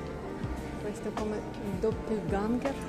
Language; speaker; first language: Italian; non-native, learner; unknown